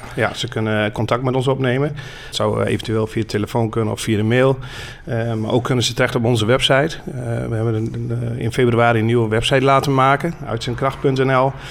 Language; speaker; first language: Dutch; native; Dutch